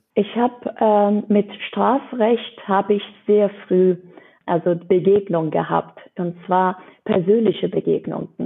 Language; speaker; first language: German; non-native, fluent; Persian